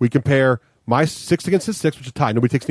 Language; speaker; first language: English; native; English